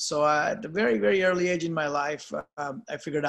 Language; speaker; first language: English; non-native, local second language; Gujarati